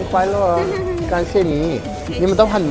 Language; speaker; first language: Chinese; non-native, fluent; English